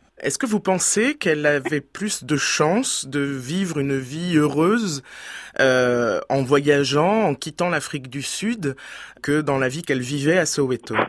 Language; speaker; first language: French; native; French